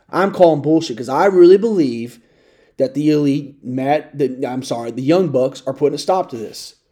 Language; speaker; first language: English; native; English